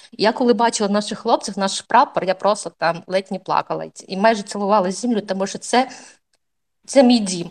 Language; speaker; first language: Ukrainian; non-native, fluent; Russian